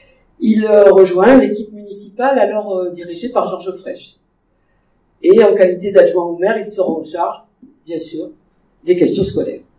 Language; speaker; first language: French; native; French